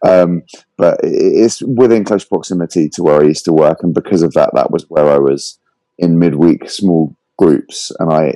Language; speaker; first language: English; native; English